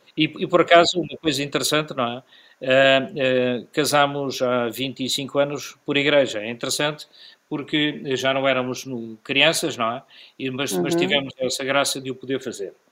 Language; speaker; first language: Portuguese; native; Portuguese